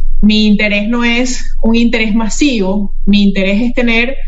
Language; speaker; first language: Spanish; native; Spanish